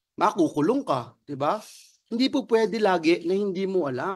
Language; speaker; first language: Filipino; native; Filipino